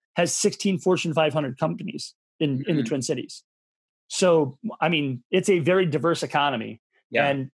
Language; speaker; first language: English; native; English